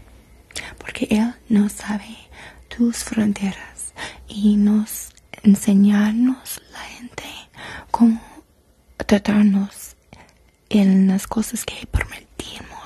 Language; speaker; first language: Spanish; non-native, learner; English